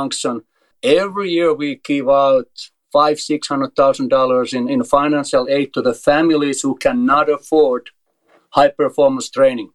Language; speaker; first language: English; non-native, fluent; Finnish